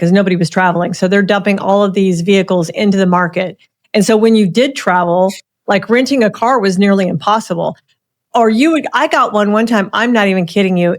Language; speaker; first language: English; native; English